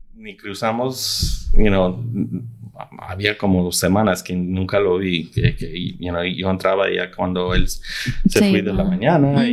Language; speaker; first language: Spanish; early bilingual, heritage; Spanish